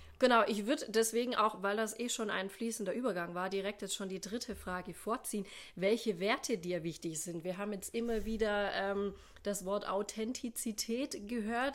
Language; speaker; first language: German; native; German